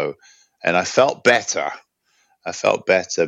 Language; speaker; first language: English; native; English